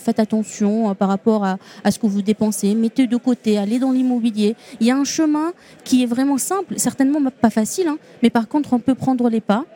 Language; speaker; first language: French; non-native, local second language; Arabic